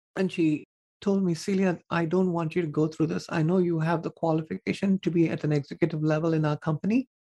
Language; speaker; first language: English; non-native, local second language; Tamil